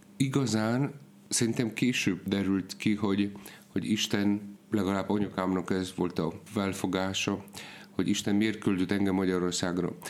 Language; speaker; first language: Hungarian; non-native, fluent; Polish